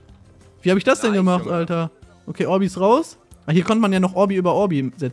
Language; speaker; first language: German; native; German